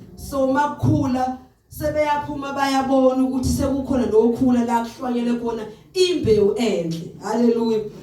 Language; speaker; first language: Zulu; native; Zulu